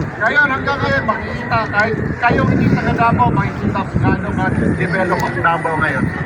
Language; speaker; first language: Filipino; non-native, local second language; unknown